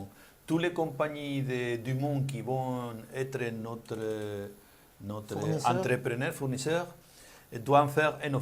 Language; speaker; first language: French; non-native, learner; Spanish